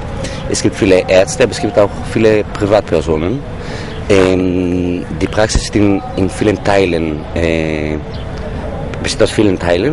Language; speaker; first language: German; non-native, fluent; Greek